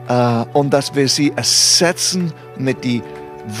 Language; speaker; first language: German; non-native, fluent; English